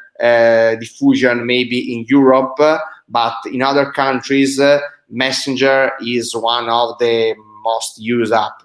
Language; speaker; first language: English; non-native, fluent; Italian